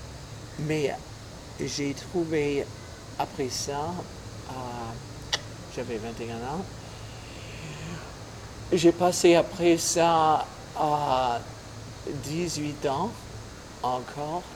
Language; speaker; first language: French; non-native, fluent; English